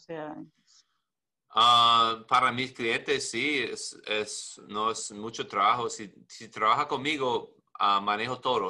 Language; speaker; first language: Spanish; non-native, learner; English